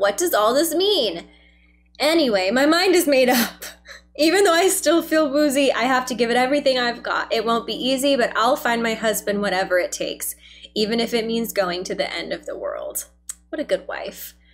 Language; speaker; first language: English; native; English